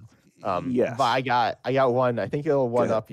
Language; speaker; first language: English; native; English